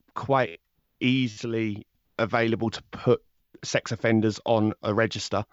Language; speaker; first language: English; native; English